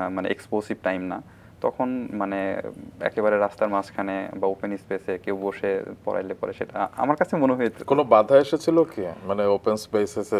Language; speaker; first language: Bangla; native; Bangla